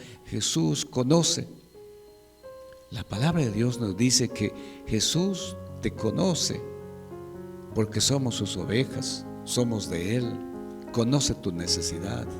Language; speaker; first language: Spanish; native; Spanish